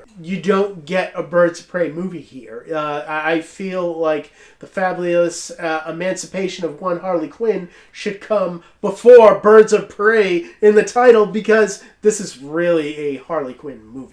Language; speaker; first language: English; native; English